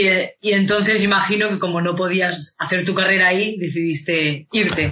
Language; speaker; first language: Spanish; native; Spanish